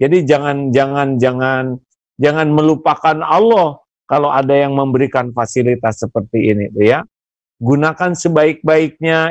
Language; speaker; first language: Indonesian; non-native, local second language; Sundanese